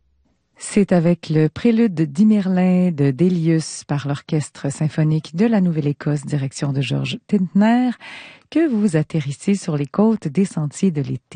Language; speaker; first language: French; native; French